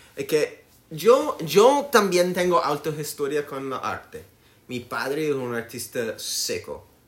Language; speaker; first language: Spanish; non-native, learner; English